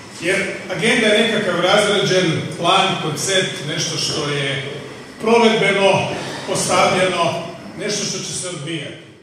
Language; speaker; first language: Croatian; native; Croatian